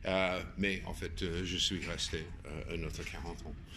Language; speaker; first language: French; non-native, fluent; English